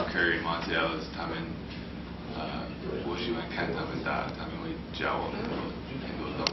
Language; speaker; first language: Chinese; early bilingual, heritage; Chinese